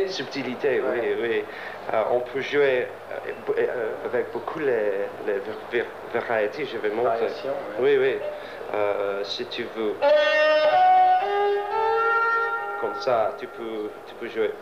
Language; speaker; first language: French; non-native, learner; English